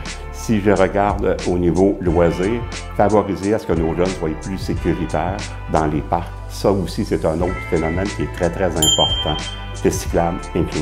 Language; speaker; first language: French; native; French